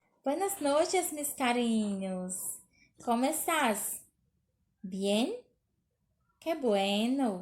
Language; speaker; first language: Spanish; non-native, learner; Portuguese